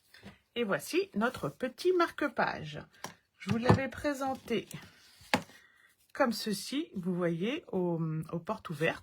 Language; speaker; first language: French; native; French